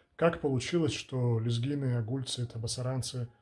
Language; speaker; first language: Russian; non-native, local second language; Lezghian